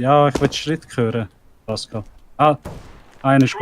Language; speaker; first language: German; native; German